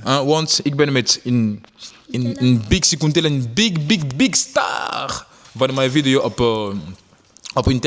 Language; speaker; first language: Dutch; non-native, learner; French